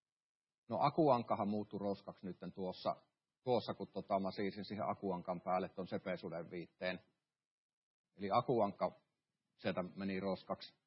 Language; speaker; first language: Finnish; native; Finnish